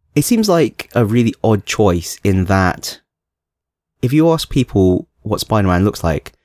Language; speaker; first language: English; native; English